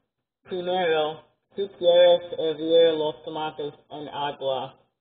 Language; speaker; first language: Spanish; non-native, learner; English